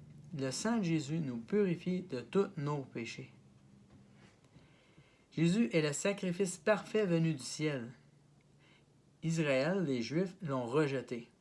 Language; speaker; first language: French; native; French